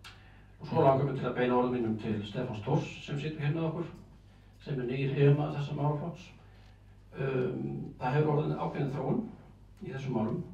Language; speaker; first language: Icelandic; native; Icelandic